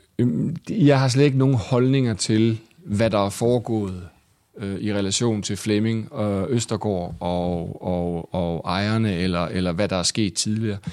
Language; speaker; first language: Danish; native; Danish